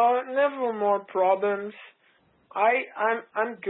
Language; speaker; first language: English; non-native, learner; Portuguese